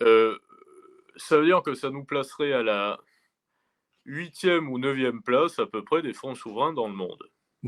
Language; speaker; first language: French; native; French